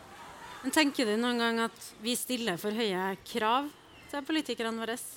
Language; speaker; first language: Norwegian; native; Norwegian